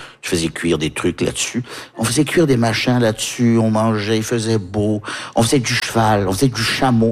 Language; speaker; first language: French; early bilingual, other home language; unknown